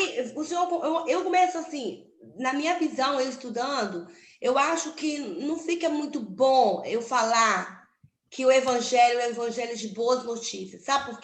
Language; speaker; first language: Portuguese; native; Portuguese